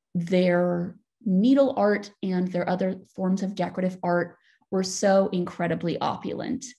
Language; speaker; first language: English; native; English